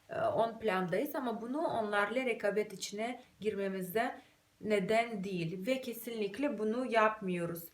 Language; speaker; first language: Turkish; non-native, fluent; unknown